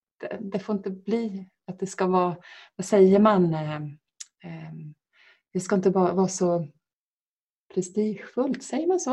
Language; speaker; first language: Swedish; native; Swedish